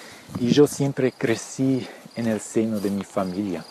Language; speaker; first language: Spanish; early bilingual, heritage; Spanish